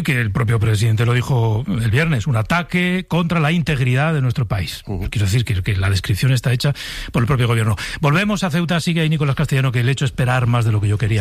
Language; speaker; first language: Spanish; native; Spanish